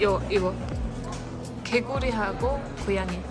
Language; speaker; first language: Korean; non-native, learner; Kazakh